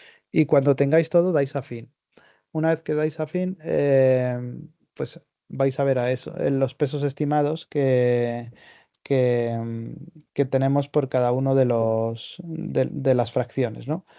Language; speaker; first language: Spanish; native; Spanish